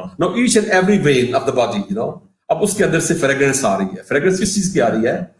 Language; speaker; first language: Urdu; non-native, local second language; Punjabi